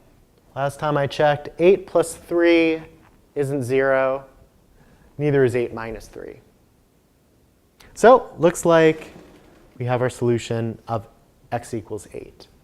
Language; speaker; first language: English; native; English